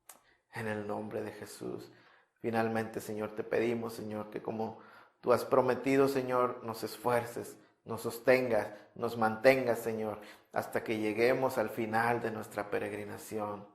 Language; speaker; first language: Spanish; native; Spanish